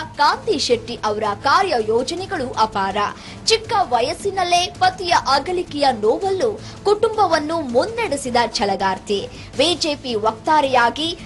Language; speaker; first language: Kannada; native; Kannada